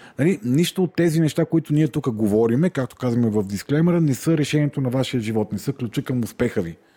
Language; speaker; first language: Bulgarian; native; Bulgarian